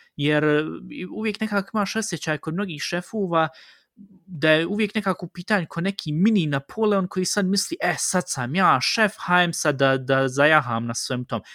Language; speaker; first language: Bosnian; early bilingual, heritage; Bosnian